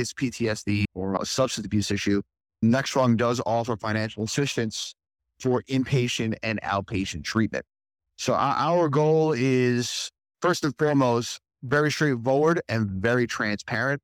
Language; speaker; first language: English; native; English